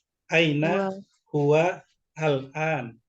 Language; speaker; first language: Arabic; non-native, fluent; Indonesian